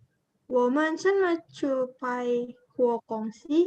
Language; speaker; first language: Chinese; non-native, learner; Indonesian